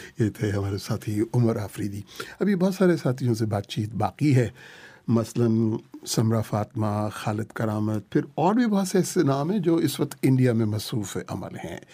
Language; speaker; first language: Urdu; native; Urdu